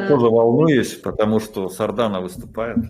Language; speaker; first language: Russian; native; Russian